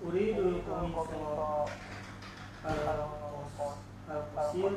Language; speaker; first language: Arabic; non-native, learner; Indonesian